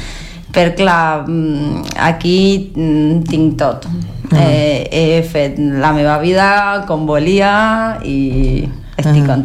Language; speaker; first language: Catalan; non-native, learner; Spanish